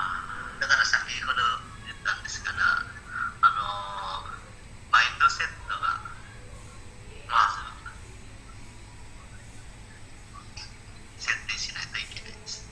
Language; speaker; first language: Japanese; non-native, learner; Indonesian